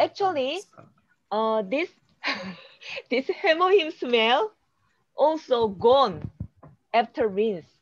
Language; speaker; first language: English; non-native, learner; Korean